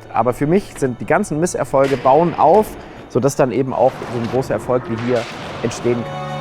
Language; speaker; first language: German; native; German